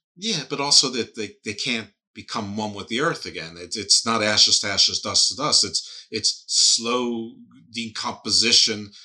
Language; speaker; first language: English; native; English